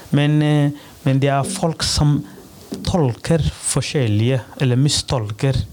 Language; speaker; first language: Norwegian; non-native, fluent; Somali